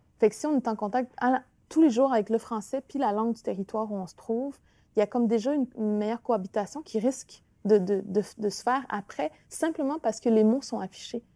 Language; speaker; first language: French; non-native, local second language; Innu-aimun